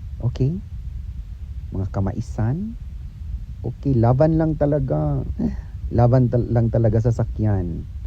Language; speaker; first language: Filipino; non-native, local second language; Cebuano